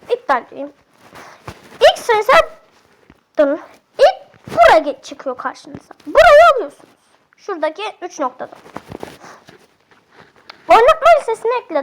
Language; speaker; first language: Turkish; native; Turkish